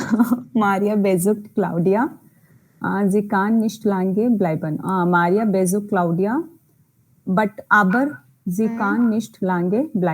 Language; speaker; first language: German; non-native, learner; Hindi